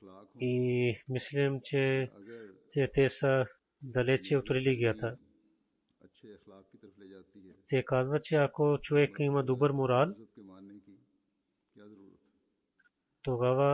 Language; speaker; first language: Bulgarian; non-native, fluent; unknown